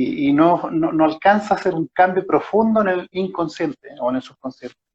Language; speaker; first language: Spanish; native; Spanish